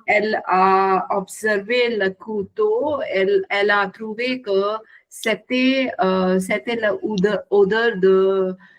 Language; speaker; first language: French; non-native, learner; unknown